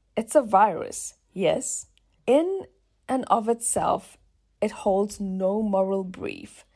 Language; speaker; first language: English; native; English